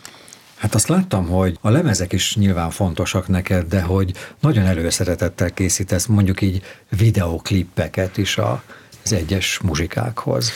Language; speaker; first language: Hungarian; native; Hungarian